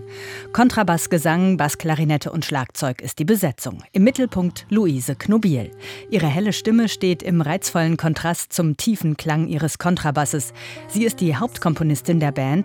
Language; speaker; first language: German; native; German